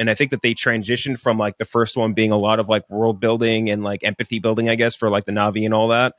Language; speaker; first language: English; native; English